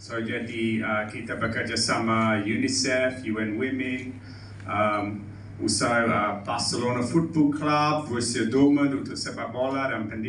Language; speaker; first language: Indonesian; non-native, learner; English